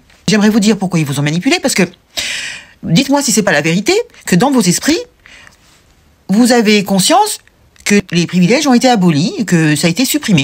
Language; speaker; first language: French; native; French